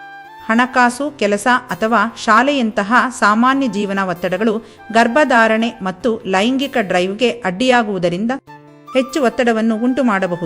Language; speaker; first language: Kannada; native; Kannada